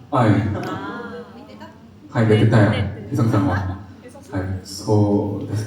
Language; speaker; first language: Japanese; non-native, learner; Korean